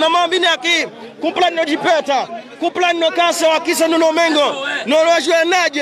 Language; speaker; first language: Spanish; non-native, learner; Haitian Creole